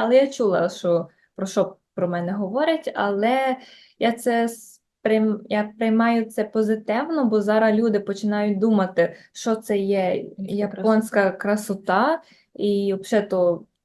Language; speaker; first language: Ukrainian; early bilingual, heritage; Ukrainian